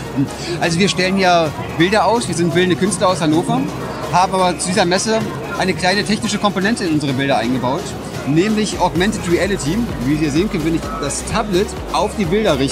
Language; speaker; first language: German; native; German